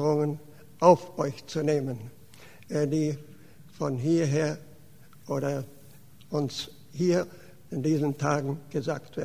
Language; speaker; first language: German; early bilingual, heritage; German